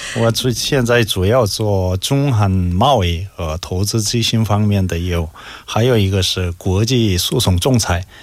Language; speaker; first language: Chinese; non-native, fluent; Korean